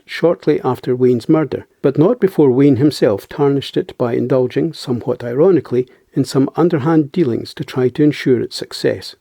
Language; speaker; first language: English; native; English